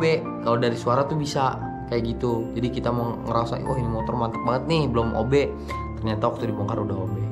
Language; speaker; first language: Indonesian; native; Indonesian